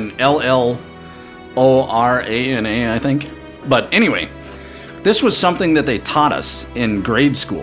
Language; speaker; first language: English; native; English